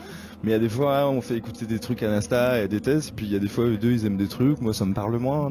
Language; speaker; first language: French; native; French